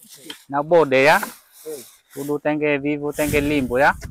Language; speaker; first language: Portuguese; non-native, learner; Vietnamese